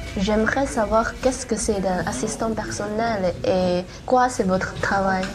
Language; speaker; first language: French; non-native, learner; Chinese